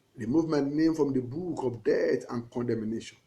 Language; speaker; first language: English; non-native, local second language; Yoruba